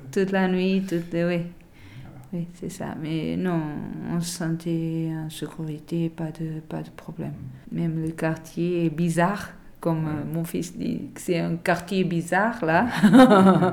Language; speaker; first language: French; non-native, learner; Portuguese